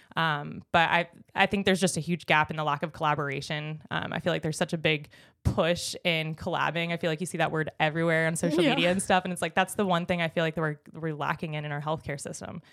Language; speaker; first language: English; native; English